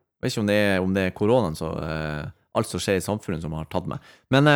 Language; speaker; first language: Norwegian; native; Norwegian